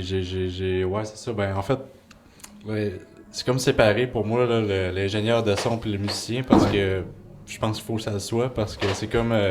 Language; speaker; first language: French; native; French